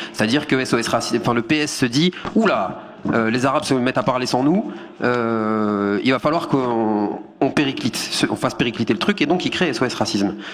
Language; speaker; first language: French; native; French